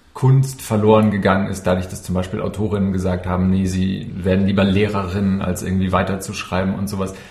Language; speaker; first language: German; native; German